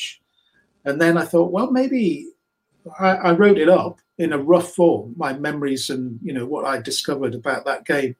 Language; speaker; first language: English; native; English